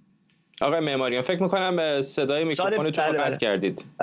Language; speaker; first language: Persian; native; Persian